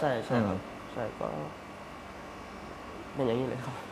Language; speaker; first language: Thai; early bilingual, heritage; Thai